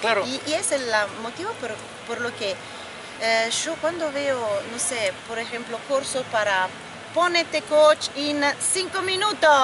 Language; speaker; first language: Spanish; non-native, fluent; Italian